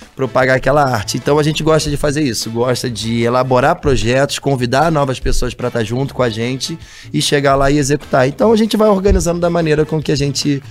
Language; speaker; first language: Portuguese; native; Portuguese